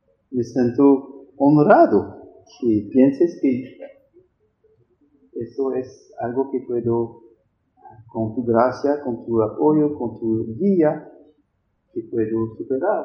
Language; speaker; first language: Spanish; non-native, fluent; French